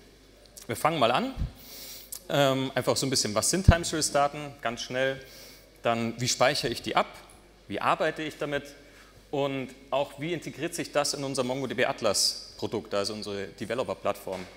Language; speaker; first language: German; native; German